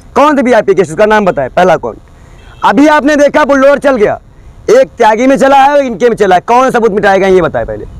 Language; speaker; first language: Hindi; native; Hindi